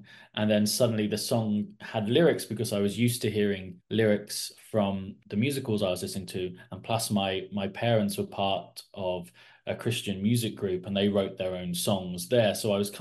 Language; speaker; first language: English; native; English